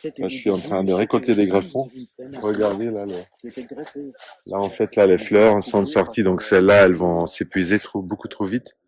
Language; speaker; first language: French; native; French